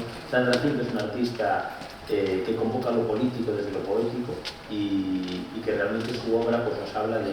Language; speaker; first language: Spanish; native; Spanish